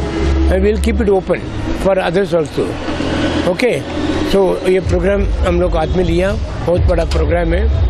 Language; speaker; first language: Hindi; non-native, local second language; Tamil